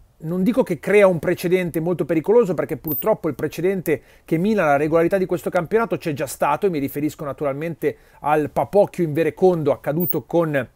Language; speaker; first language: Italian; native; Italian